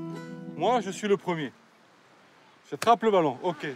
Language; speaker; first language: French; native; French